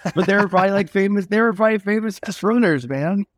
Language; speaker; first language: English; native; English